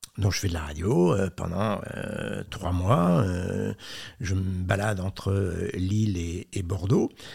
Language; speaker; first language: French; native; French